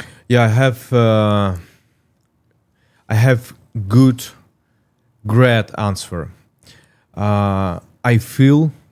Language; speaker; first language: English; non-native, learner; Russian